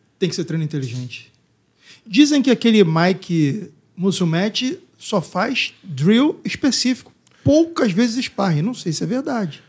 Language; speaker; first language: Portuguese; native; Portuguese